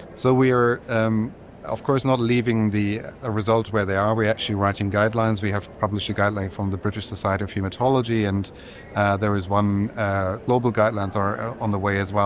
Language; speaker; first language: English; non-native, fluent; German